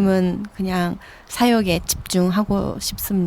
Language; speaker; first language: Korean; early bilingual, heritage; Korean